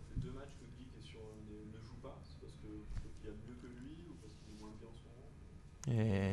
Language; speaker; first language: French; native; French